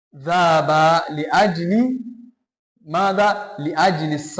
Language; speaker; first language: Arabic; non-native, fluent; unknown